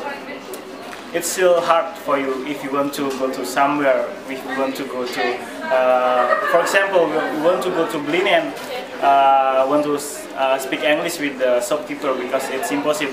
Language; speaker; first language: English; non-native, learner; Indonesian